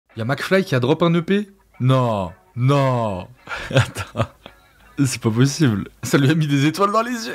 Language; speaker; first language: French; native; French